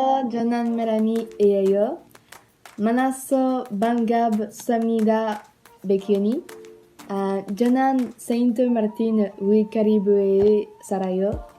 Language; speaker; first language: Korean; non-native, learner; French